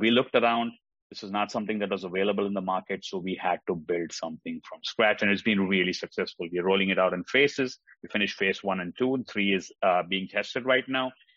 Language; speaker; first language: English; non-native, local second language; Tamil